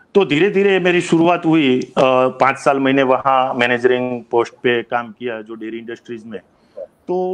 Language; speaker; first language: Hindi; non-native, local second language; Gujarati